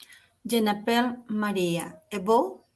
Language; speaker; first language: French; non-native, learner; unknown